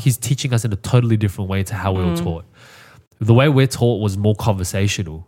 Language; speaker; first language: English; native; English